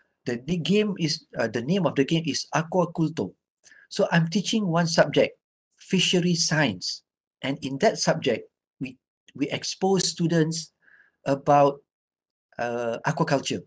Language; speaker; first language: English; non-native, local second language; Malay